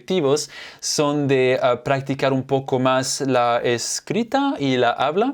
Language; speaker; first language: Spanish; non-native, fluent; French